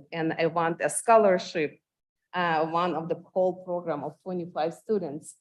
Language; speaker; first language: English; non-native, fluent; Ukrainian